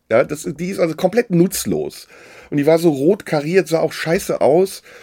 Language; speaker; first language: German; early bilingual, other home language; Turkish